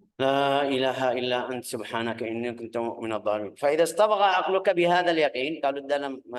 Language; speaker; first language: Arabic; native; Arabic